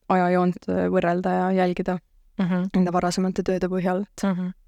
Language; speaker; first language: Estonian; native; Estonian